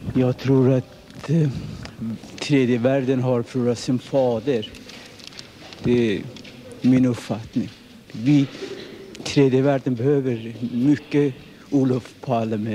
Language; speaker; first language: Swedish; non-native, learner; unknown